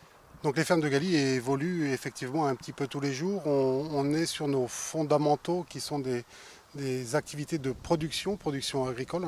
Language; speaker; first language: French; native; French